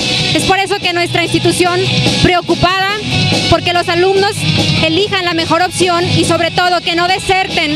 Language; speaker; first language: Spanish; native; Spanish